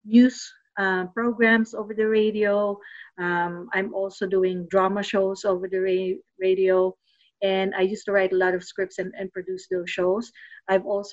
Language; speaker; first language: English; non-native, local second language; Filipino